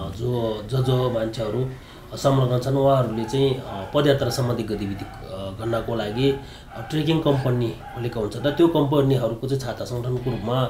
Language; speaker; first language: Nepali; non-native, local second language; Sherpa